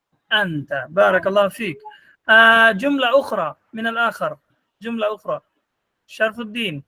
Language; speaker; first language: Arabic; non-native, fluent; Bangla